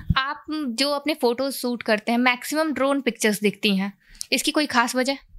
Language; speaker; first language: Hindi; native; Hindi